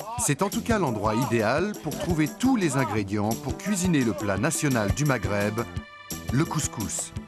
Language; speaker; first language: French; native; French